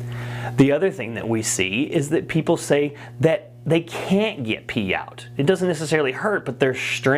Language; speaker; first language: English; native; English